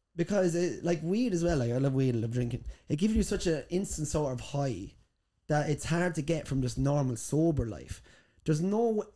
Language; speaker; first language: English; native; English